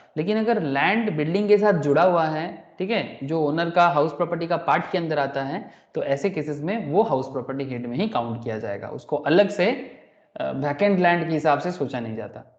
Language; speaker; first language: Hindi; non-native, local second language; Bangla